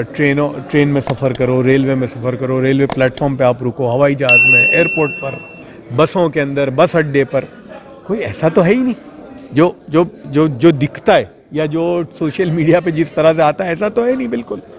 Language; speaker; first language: Hindi; non-native, local second language; Gujarati